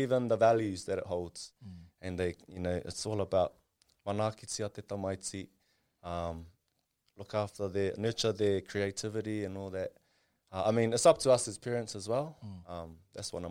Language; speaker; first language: English; non-native, local second language; Māori